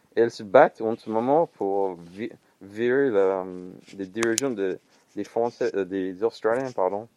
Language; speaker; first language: French; non-native, fluent; English